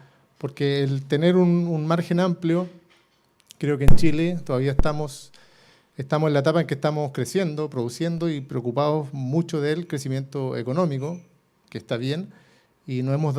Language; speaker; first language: Spanish; native; Spanish